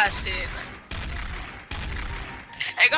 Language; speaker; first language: Finnish; native; Finnish